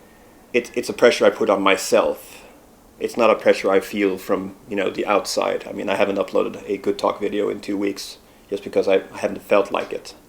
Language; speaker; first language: English; non-native, fluent; Swedish